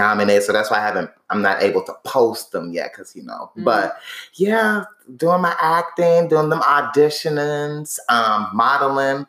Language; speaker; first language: English; native; English